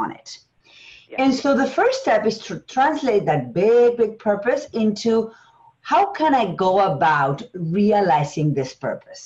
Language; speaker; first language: English; non-native, fluent; Spanish